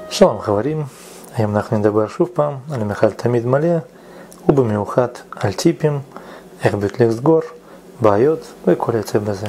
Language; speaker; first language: Hebrew; non-native, fluent; Russian